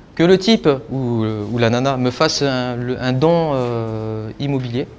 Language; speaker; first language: French; native; French